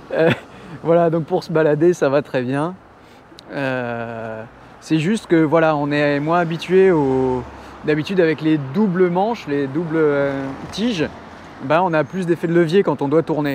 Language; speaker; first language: French; native; French